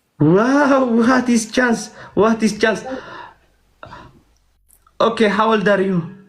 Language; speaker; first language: English; non-native, learner; Oromo